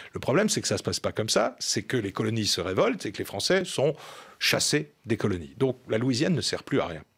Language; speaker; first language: French; native; French